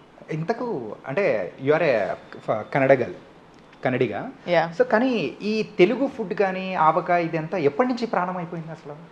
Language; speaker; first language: Telugu; native; Telugu